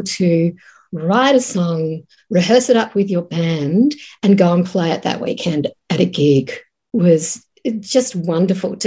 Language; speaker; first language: English; native; English